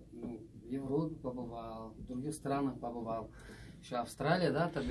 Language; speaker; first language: Russian; non-native, local second language; Uzbek